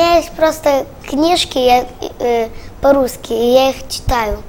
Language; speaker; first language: Russian; early bilingual, heritage; Russian